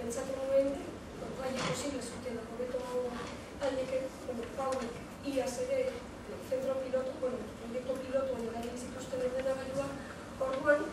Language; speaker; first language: Basque; non-native, local second language; Spanish